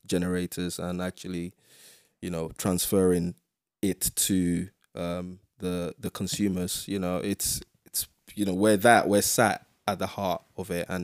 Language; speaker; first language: English; non-native, local second language; Yoruba